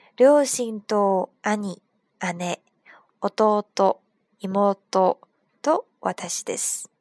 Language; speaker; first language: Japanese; non-native, fluent; Chinese